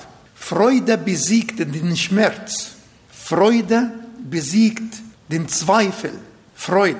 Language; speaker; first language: German; non-native, fluent; Arabic